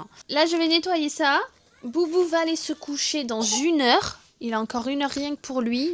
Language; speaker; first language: French; native; French